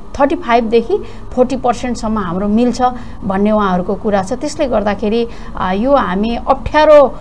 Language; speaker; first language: Nepali; non-native, local second language; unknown